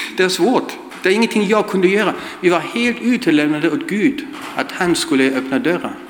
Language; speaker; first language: Swedish; non-native, fluent; German